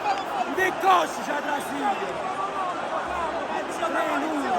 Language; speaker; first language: Italian; native; Italian